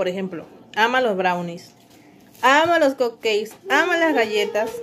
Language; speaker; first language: Spanish; native; Spanish